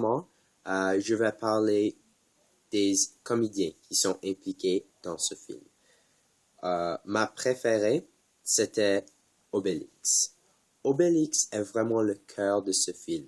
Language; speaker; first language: French; non-native, learner; English